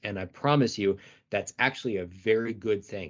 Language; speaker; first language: English; native; English